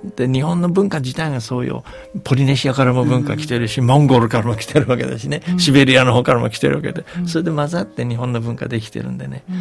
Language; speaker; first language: Japanese; native; Japanese